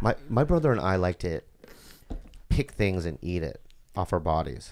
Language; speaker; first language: English; native; English